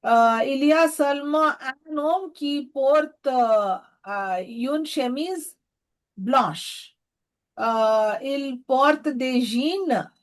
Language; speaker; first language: French; non-native, fluent; Telugu